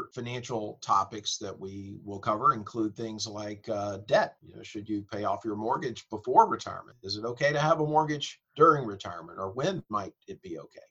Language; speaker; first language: English; native; English